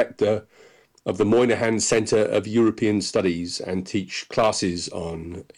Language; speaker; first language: English; native; English